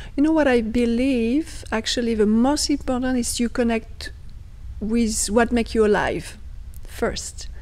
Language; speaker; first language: English; non-native, fluent; French